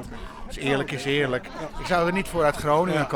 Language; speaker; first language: Dutch; native; Dutch